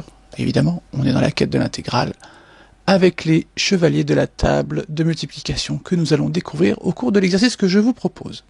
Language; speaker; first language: French; native; French